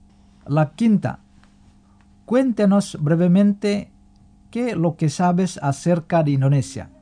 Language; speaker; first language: Spanish; non-native, fluent; Indonesian